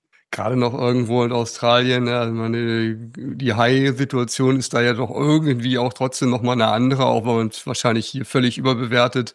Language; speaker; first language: German; native; German